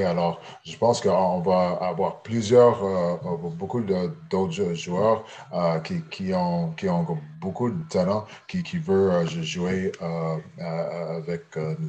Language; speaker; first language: French; early bilingual, heritage; English